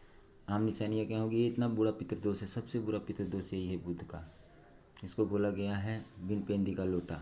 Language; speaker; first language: Hindi; native; Hindi